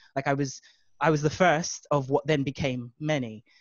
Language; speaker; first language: English; native; English